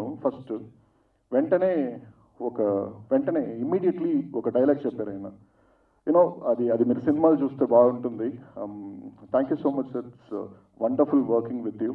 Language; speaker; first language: Telugu; non-native, fluent; Tamil